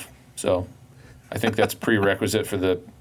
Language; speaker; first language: English; native; English